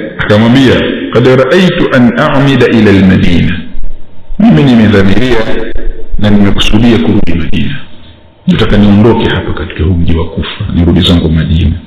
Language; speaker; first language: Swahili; native; Swahili